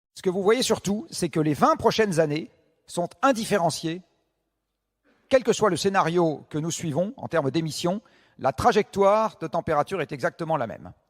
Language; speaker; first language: French; native; French